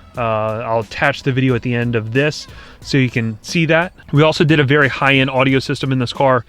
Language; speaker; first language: English; native; English